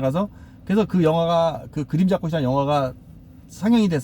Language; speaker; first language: Korean; native; Korean